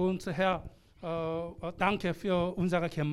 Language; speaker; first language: German; non-native, learner; Korean